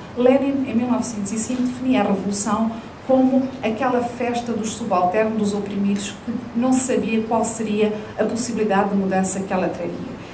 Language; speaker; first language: Portuguese; native; Portuguese